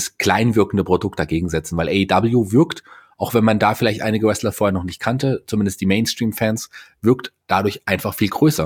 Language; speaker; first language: German; native; German